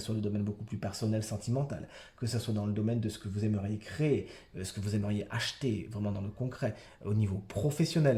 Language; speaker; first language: French; native; French